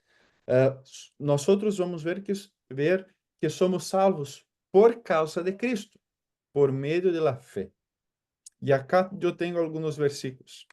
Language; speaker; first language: Spanish; non-native, fluent; Portuguese